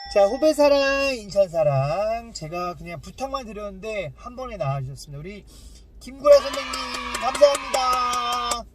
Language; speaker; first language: Korean; native; Korean